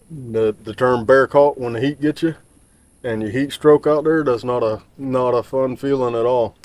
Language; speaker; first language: English; native; English